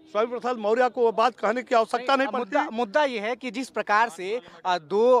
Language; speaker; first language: Hindi; native; Hindi